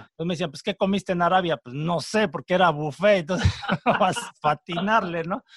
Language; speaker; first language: Spanish; native; Spanish